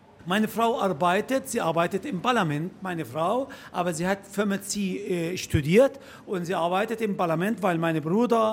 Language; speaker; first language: German; non-native, fluent; Arabic